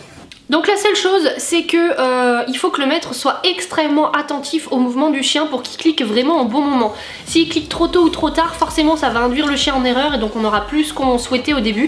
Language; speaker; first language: French; native; French